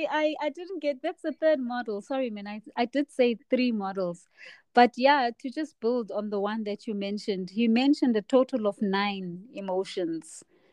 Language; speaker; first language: English; non-native, local second language; Xhosa